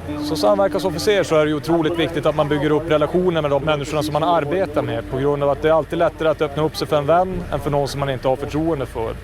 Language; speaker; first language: Swedish; native; Swedish